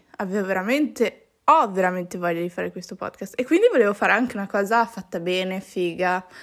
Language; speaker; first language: Italian; native; Italian